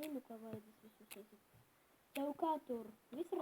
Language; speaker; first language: Latvian; non-native, local second language; Russian